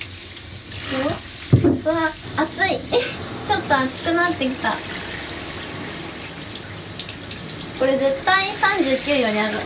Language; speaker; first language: Japanese; native; Japanese